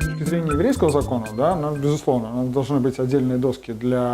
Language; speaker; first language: Russian; native; Russian